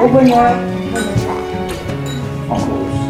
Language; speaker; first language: French; native; French